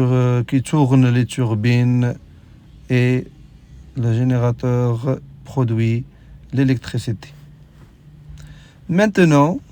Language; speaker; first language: French; non-native, local second language; Arabic